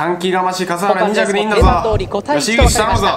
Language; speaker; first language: Japanese; native; Japanese